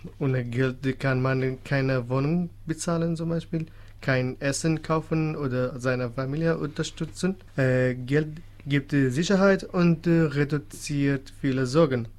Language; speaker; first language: German; non-native, fluent; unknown